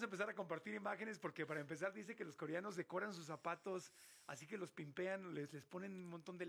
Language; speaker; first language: Spanish; native; Spanish